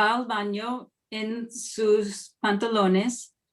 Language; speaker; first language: Spanish; non-native, learner; English